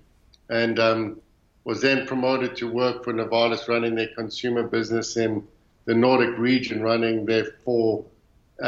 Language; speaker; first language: English; native; English